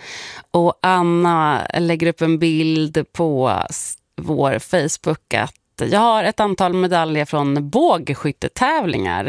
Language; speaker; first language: Swedish; native; Swedish